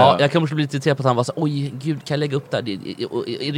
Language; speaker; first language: Swedish; native; Swedish